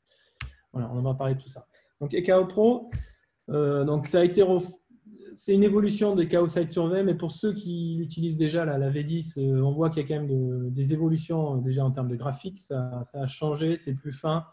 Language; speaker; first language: French; native; French